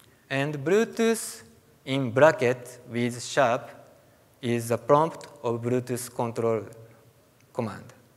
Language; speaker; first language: English; non-native, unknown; Japanese